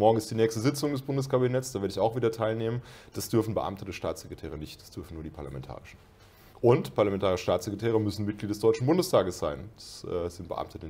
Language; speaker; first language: German; native; German